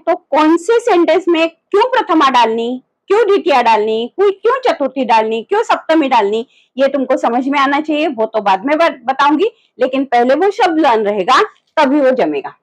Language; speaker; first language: Hindi; non-native, local second language; Marathi